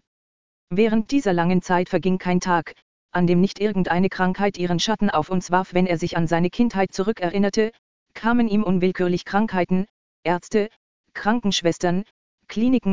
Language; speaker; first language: German; native; German